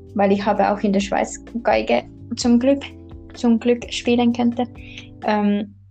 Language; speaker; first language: German; non-native, learner; Finnish